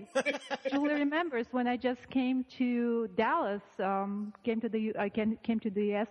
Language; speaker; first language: English; non-native, fluent; Russian